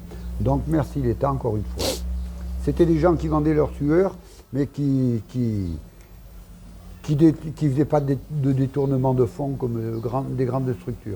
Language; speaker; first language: French; native; French